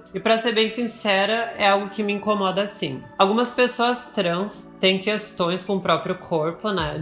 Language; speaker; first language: Portuguese; native; Portuguese